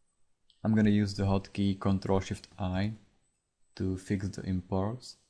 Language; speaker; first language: English; non-native, fluent; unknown